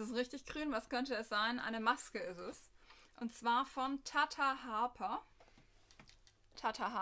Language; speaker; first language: German; native; German